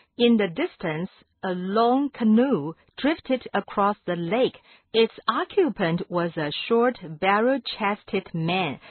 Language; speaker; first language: English; non-native, fluent; Chinese